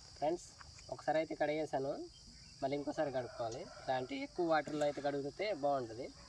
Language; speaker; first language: Telugu; non-native, local second language; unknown